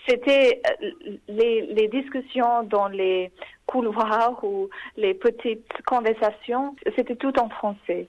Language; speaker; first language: French; non-native, fluent; English